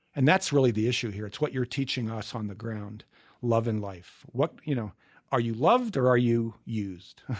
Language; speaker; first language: English; native; English